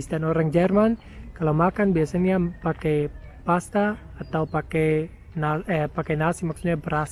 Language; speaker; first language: Indonesian; non-native, fluent; German